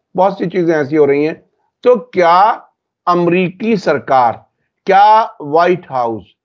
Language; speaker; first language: Hindi; native; Hindi